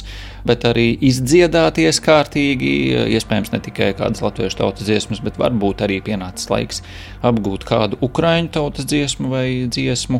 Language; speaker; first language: Latvian; native; Latvian